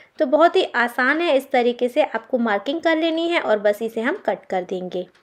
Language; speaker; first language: Hindi; non-native, local second language; Gujarati